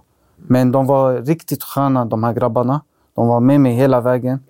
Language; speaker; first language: Swedish; early bilingual, other home language; Arabic